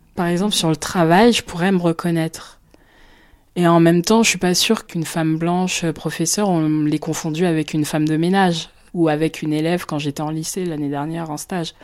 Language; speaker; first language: French; native; French